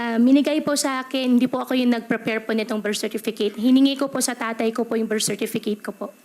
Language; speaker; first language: Filipino; native; Filipino